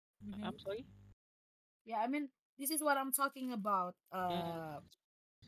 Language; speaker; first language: English; non-native, fluent; Indonesian